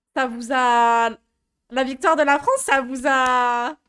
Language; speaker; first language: French; native; French